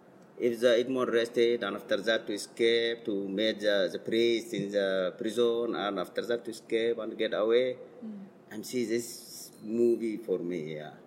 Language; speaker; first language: English; non-native, learner; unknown